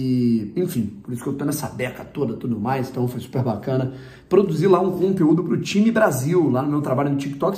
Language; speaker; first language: Portuguese; native; Portuguese